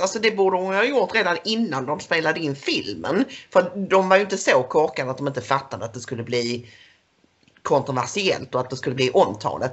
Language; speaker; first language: Swedish; native; Swedish